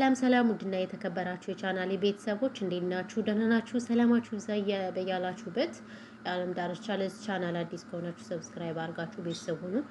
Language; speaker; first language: Amharic; native; Amharic